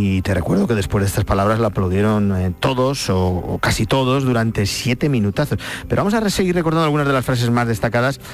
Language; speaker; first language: Spanish; native; Spanish